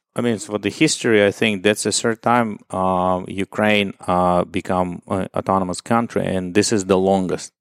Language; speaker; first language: English; non-native, fluent; Ukrainian